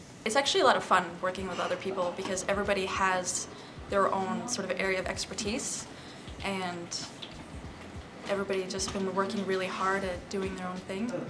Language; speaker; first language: English; native; English